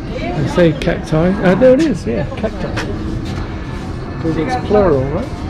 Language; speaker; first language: English; native; English